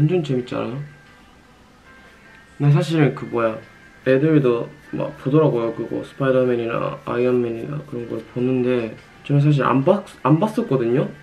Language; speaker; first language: Korean; non-native, fluent; Japanese